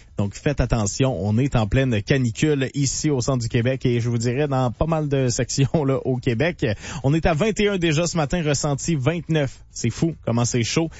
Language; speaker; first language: French; native; French